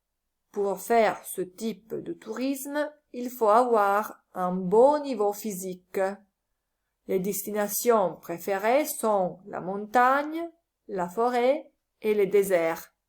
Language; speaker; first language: French; non-native, learner; Italian